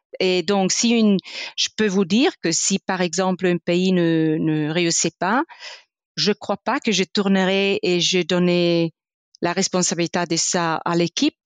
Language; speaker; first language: French; non-native, fluent; Italian